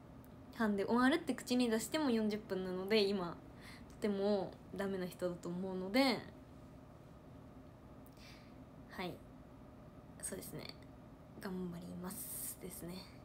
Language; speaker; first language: Japanese; native; Japanese